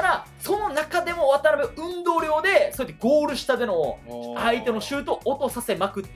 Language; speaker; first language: Japanese; native; Japanese